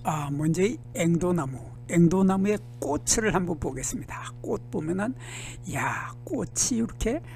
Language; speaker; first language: Korean; native; Korean